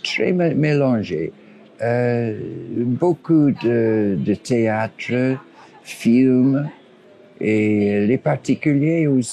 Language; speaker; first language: French; non-native, fluent; English